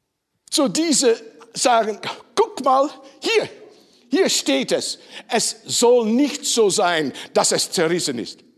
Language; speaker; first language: German; non-native, fluent; Dutch